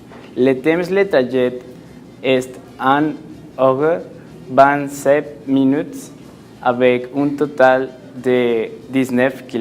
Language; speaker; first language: French; non-native, learner; Spanish